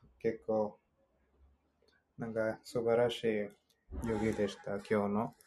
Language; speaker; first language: Japanese; non-native, fluent; Hindi